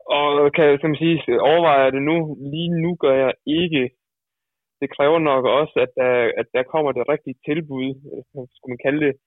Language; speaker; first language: Danish; early bilingual, other home language; Dutch